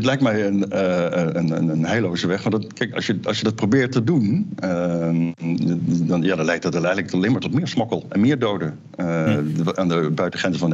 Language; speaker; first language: Dutch; native; Dutch